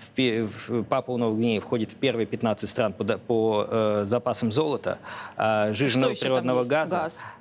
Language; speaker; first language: Russian; native; Russian